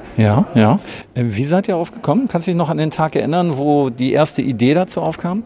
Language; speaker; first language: German; native; German